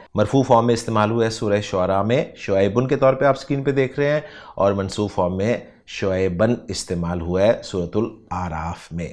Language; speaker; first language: Urdu; native; Urdu